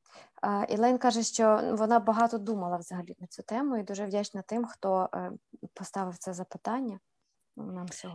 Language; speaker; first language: Ukrainian; native; Ukrainian